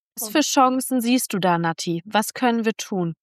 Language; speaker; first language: German; native; German